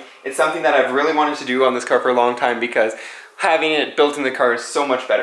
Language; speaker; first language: English; native; English